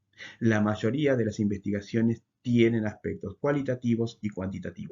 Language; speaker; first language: Spanish; native; Spanish